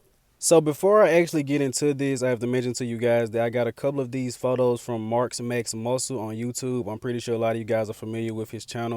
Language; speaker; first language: English; native; English